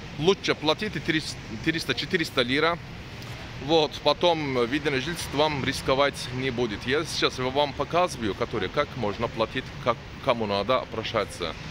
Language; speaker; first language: Russian; non-native, learner; Turkish